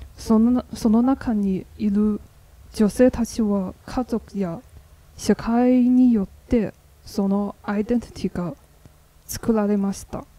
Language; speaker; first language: Japanese; non-native, learner; Chinese